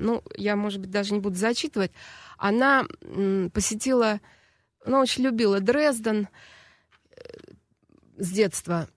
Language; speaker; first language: Russian; native; Russian